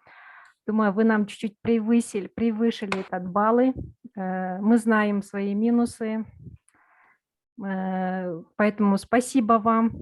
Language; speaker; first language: Russian; non-native, local second language; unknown